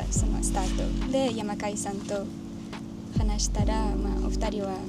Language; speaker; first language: Japanese; non-native, learner; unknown